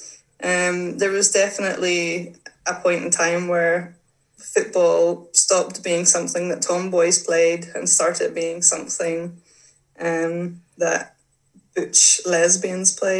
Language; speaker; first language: English; native; English